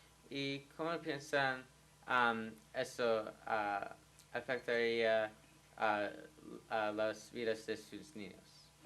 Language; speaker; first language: Spanish; non-native, learner; English